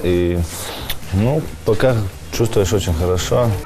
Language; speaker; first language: Russian; non-native, fluent; Latvian